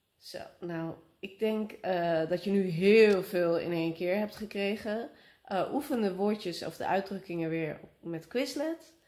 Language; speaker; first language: Dutch; native; Dutch